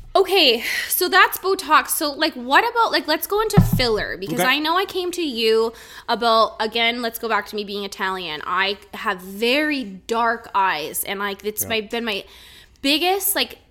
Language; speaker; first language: English; early bilingual, other home language; Italian